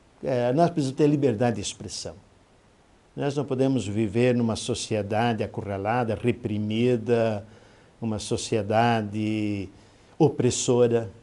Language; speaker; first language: Portuguese; native; Portuguese